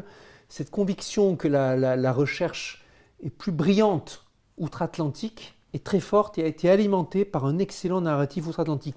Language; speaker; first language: French; native; French